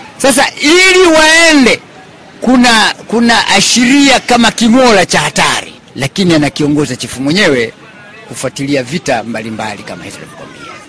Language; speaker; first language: Swahili; native; Swahili